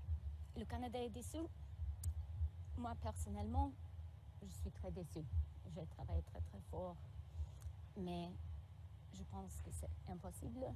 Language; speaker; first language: French; non-native, local second language; English